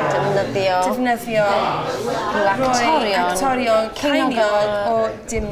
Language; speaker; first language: Welsh; non-native, learner; English